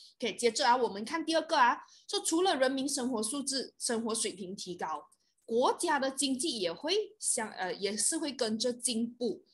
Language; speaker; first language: Chinese; native; Chinese